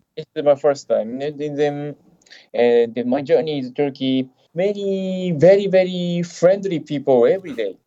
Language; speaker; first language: English; non-native, fluent; Japanese